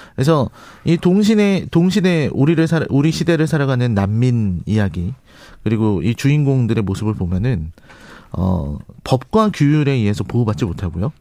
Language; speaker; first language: Korean; native; Korean